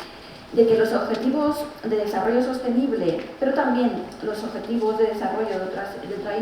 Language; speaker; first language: Spanish; native; Spanish